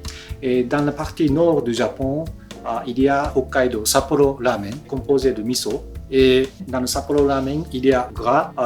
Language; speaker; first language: French; non-native, fluent; Japanese